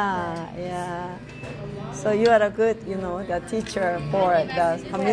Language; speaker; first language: English; non-native, learner; Korean